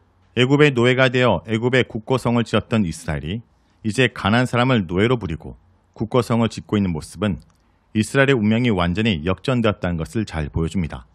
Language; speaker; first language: Korean; native; Korean